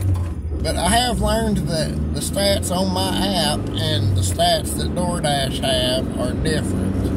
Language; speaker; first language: English; native; English